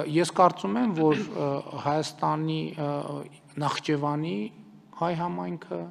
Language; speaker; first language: Armenian; native; Armenian